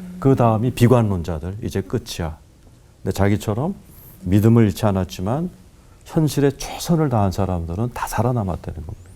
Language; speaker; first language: Korean; native; Korean